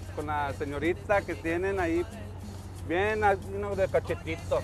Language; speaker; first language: Spanish; early bilingual, heritage; Spanish